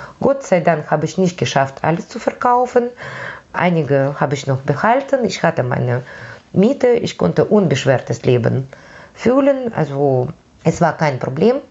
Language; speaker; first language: German; non-native, fluent; Russian